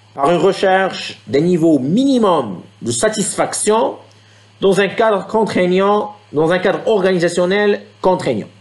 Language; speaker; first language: French; non-native, local second language; Arabic